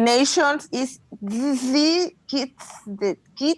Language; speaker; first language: English; non-native, learner; Spanish